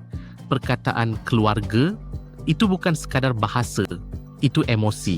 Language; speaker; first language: Malay; native; Malay